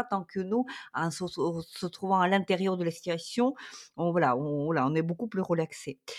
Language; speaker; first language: French; non-native, fluent; Ukrainian